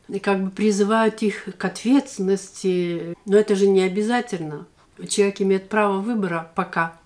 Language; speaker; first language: Russian; native; Russian